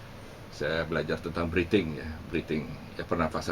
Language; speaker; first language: Indonesian; non-native, local second language; Javanese